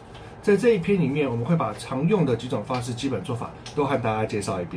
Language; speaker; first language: Chinese; native; Chinese